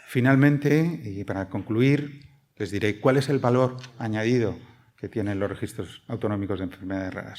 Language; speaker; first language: Spanish; native; Spanish